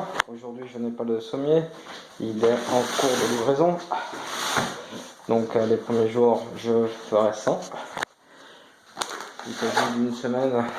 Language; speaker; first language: French; native; French